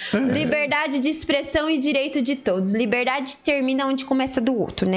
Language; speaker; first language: Portuguese; native; Portuguese